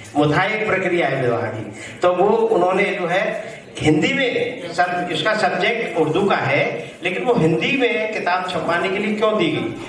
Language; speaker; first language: Hindi; native; Hindi